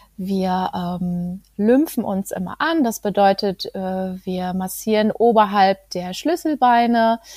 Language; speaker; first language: German; native; German